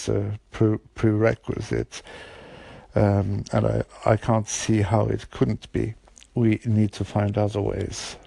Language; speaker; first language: English; non-native, fluent; Norwegian